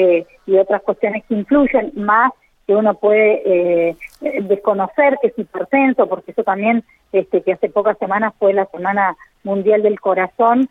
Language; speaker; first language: Spanish; native; Spanish